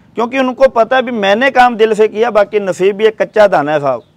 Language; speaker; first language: Hindi; native; Hindi